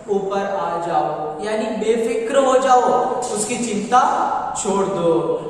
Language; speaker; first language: Hindi; non-native, local second language; Kannada